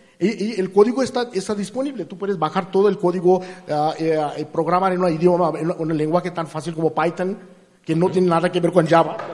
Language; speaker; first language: Spanish; non-native, fluent; Marathi